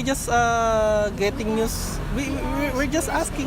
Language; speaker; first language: English; non-native, learner; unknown